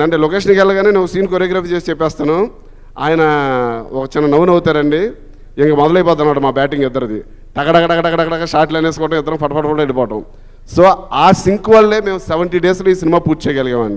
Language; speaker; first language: Telugu; native; Telugu